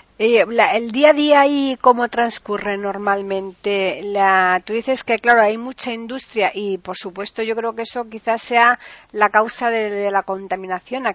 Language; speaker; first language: Spanish; native; Spanish